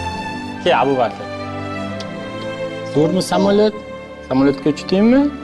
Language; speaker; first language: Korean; non-native, learner; Uzbek